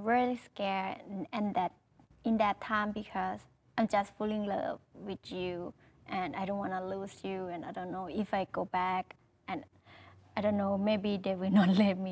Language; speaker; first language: English; non-native, learner; Thai